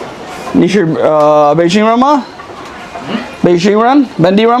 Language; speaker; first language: Chinese; non-native, learner; English